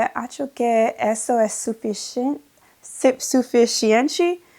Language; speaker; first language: Portuguese; non-native, learner; English